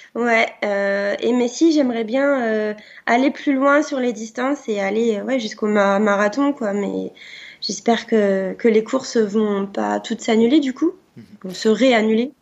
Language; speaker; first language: French; native; French